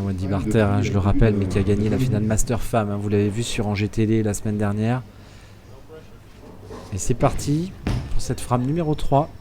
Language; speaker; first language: French; native; French